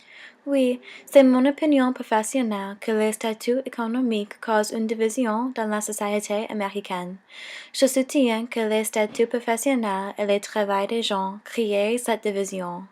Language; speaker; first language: French; non-native, learner; English